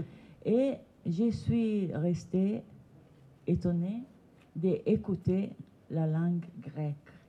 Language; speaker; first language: French; non-native, learner; Italian